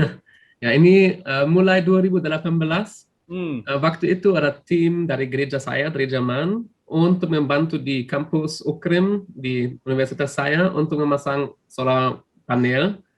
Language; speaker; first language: Indonesian; non-native, fluent; German